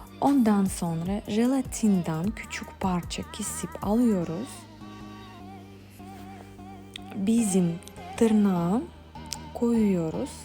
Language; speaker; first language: Turkish; non-native, fluent; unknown